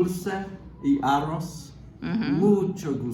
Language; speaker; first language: Spanish; non-native, learner; English